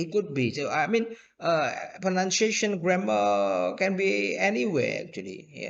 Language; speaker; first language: English; non-native, fluent; Indonesian